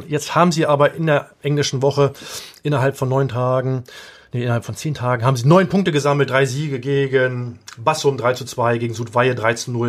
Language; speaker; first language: German; native; German